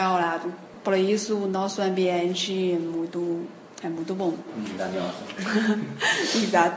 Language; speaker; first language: Portuguese; non-native, fluent; Chinese